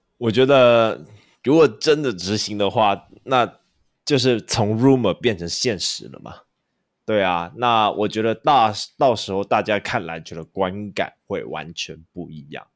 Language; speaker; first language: Chinese; non-native, local second language; Cantonese